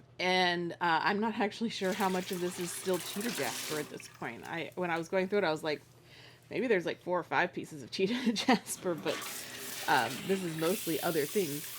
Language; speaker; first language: English; native; English